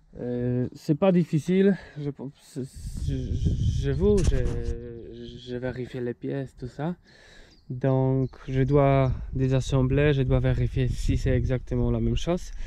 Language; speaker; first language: French; non-native, fluent; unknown